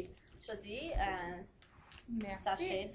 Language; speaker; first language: French; non-native, learner; English